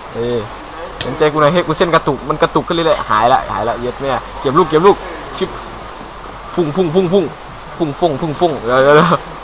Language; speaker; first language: Thai; native; Thai